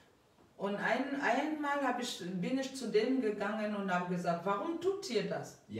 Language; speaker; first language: German; non-native, fluent; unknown